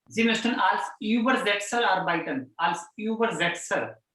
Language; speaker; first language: German; non-native, fluent; Hindi